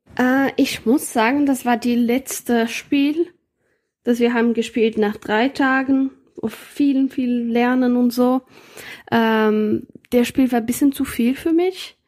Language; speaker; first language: German; non-native, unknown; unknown